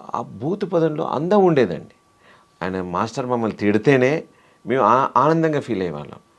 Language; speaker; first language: Telugu; native; Telugu